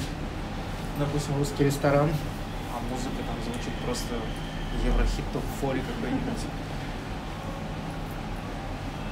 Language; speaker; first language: Russian; native; Russian